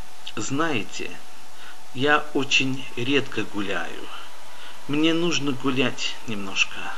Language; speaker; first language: Russian; non-native, fluent; English